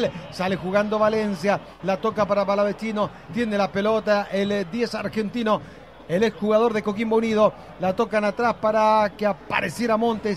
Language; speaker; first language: Spanish; native; Spanish